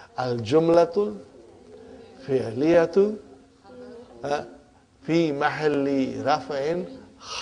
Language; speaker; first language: Arabic; non-native, fluent; English